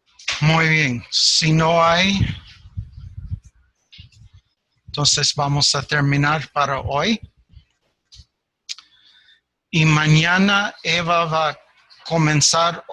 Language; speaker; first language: Spanish; non-native, fluent; English